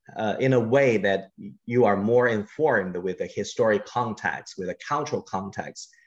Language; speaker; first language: English; non-native, fluent; Chinese